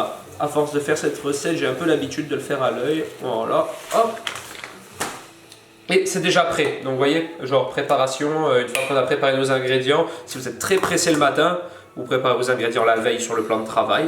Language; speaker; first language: French; native; French